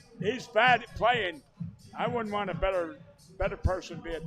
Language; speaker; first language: English; native; English